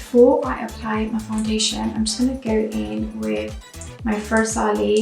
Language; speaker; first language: English; native; English